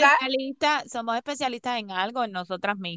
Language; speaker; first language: Spanish; native; Spanish